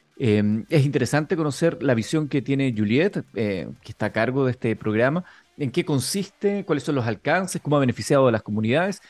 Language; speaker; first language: Spanish; native; Spanish